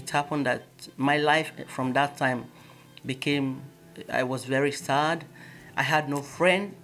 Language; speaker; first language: English; non-native, local second language; Igbo